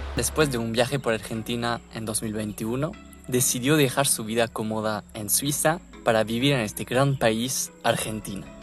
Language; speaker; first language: Spanish; non-native, fluent; French